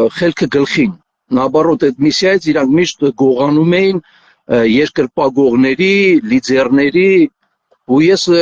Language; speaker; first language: Armenian; native; Armenian